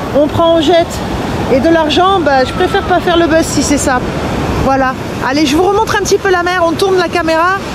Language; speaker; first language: French; early bilingual, other home language; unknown